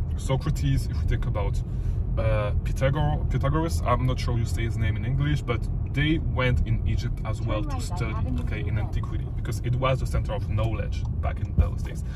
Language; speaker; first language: English; non-native, fluent; French